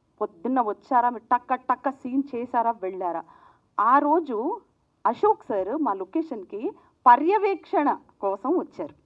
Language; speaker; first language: Telugu; native; Telugu